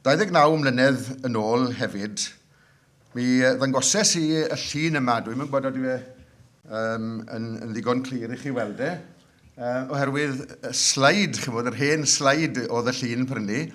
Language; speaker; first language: Welsh; native; Welsh